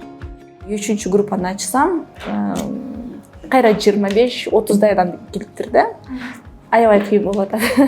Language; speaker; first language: Kyrgyz; non-native, fluent; Russian